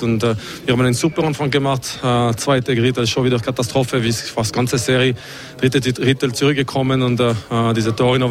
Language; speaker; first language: German; non-native, learner; French